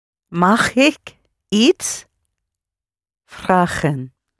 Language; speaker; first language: Dutch; non-native, learner; English